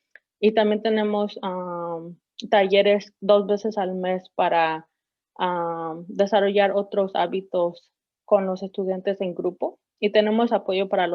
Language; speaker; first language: Spanish; early bilingual, heritage; Spanish